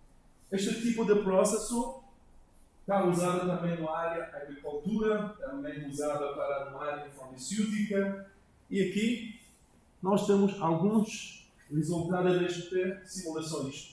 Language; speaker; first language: Portuguese; non-native, learner; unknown